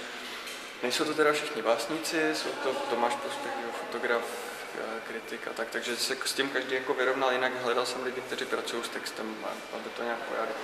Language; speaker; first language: Czech; native; Czech